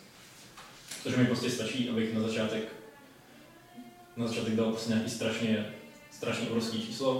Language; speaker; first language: Czech; native; Czech